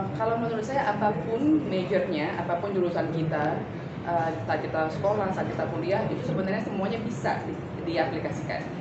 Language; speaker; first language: Indonesian; native; Indonesian